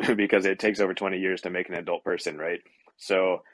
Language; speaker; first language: English; native; English